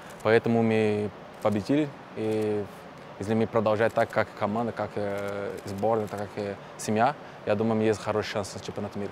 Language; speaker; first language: Russian; non-native, learner; Portuguese